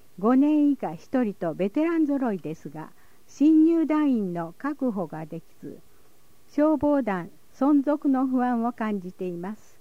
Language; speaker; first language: Japanese; native; Japanese